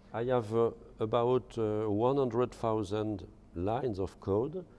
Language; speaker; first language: English; non-native, fluent; French